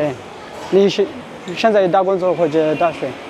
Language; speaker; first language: Chinese; non-native, learner; Amharic